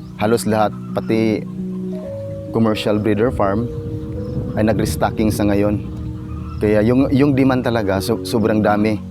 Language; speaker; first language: Filipino; non-native, local second language; Waray